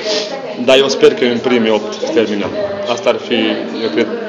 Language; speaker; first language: Romanian; non-native, local second language; Hungarian